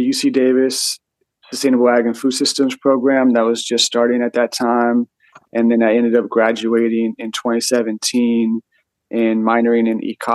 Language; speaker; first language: English; native; English